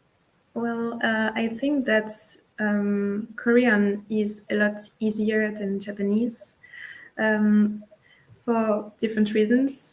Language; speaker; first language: English; non-native, fluent; French